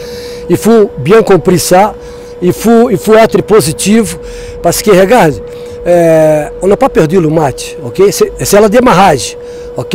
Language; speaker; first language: French; non-native, fluent; Portuguese